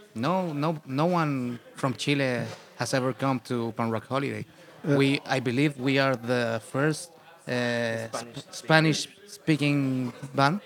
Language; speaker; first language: English; non-native, fluent; Spanish